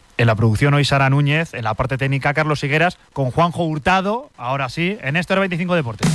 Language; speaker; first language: Spanish; native; Spanish